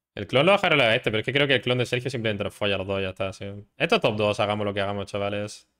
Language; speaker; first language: Spanish; native; Spanish